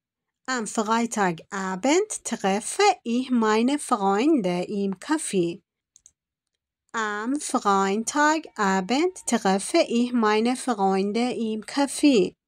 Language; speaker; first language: German; non-native, fluent; Persian